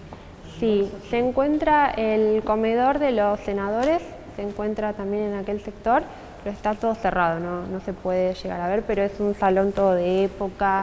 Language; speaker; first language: Spanish; native; Spanish